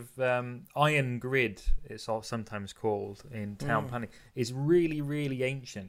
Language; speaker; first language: English; native; English